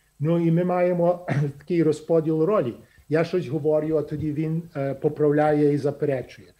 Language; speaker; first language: Ukrainian; early bilingual, heritage; Ukrainian